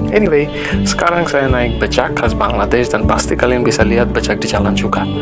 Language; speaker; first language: Indonesian; non-native, fluent; Bangla